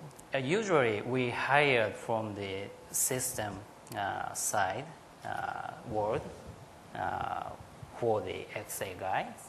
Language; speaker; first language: English; non-native, learner; Japanese